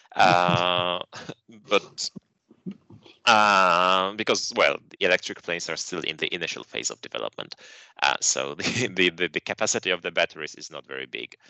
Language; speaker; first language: English; non-native, fluent; Polish